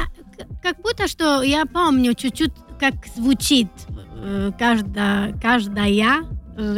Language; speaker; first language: Russian; non-native, learner; Italian